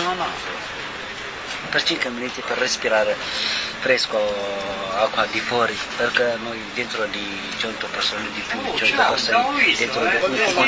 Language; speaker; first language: Italian; non-native, learner; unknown